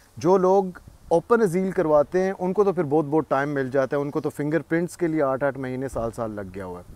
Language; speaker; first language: Urdu; non-native, local second language; Punjabi